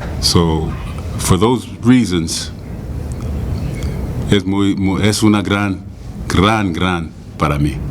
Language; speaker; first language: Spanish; non-native, learner; English